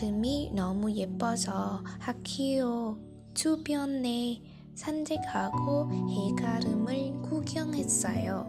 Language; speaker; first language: Korean; non-native, learner; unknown